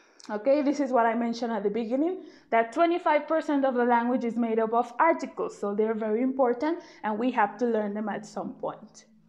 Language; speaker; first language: English; native; English